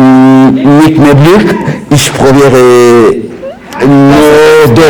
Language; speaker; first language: German; non-native, learner; French